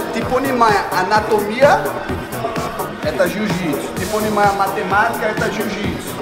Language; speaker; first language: Russian; non-native, learner; Portuguese